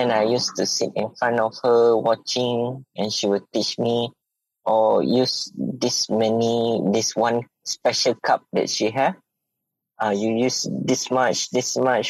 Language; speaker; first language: English; non-native, local second language; Malay